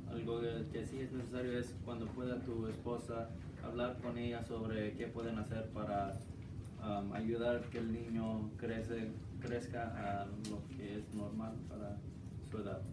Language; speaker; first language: Spanish; non-native, learner; English